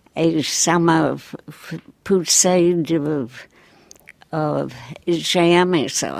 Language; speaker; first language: French; non-native, fluent; English